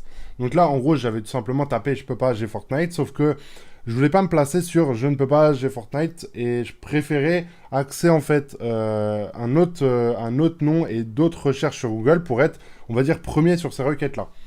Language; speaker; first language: French; native; French